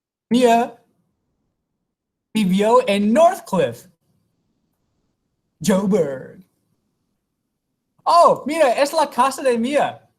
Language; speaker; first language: Spanish; non-native, fluent; English